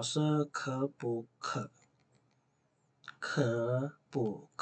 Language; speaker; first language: Chinese; non-native, fluent; Indonesian